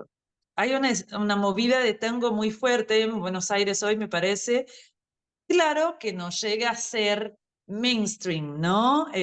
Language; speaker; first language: Spanish; non-native, fluent; Portuguese